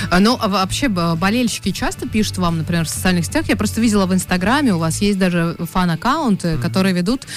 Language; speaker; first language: Russian; native; Russian